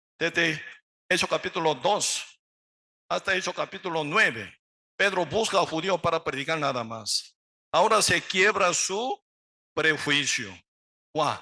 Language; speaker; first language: Spanish; non-native, learner; Korean